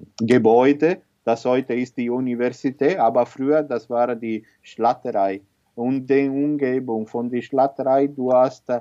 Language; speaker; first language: German; non-native, fluent; Italian